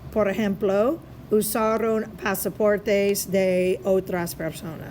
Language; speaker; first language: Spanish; non-native, fluent; English